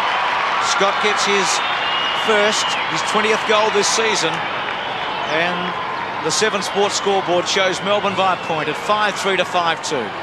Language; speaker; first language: English; native; English